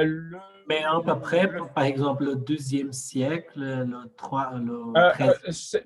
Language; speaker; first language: French; non-native, fluent; Portuguese